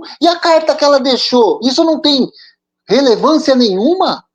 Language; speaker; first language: Portuguese; native; Portuguese